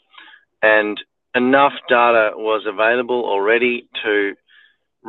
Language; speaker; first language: English; native; English